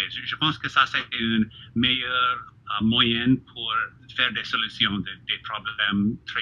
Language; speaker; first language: French; non-native, fluent; English